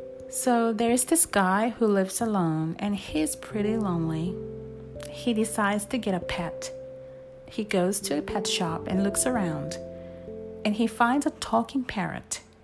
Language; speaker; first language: English; non-native, fluent; Japanese